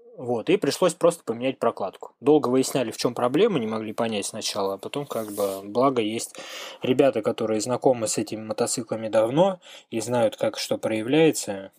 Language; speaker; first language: Russian; native; Russian